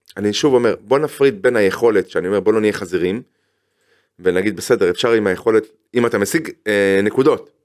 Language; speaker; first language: Hebrew; native; Hebrew